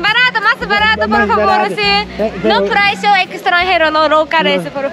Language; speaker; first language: Spanish; non-native, learner; Japanese